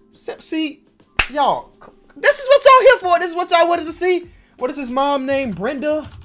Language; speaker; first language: English; native; English